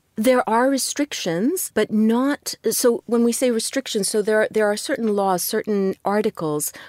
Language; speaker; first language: English; non-native, fluent; Arabic